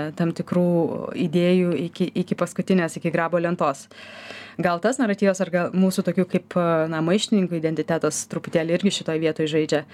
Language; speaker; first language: Lithuanian; native; Lithuanian